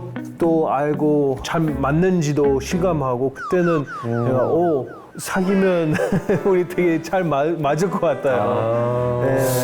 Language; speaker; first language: Korean; non-native, fluent; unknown